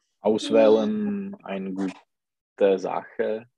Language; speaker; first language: German; non-native, learner; Czech